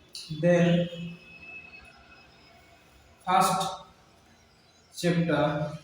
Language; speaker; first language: English; non-native, learner; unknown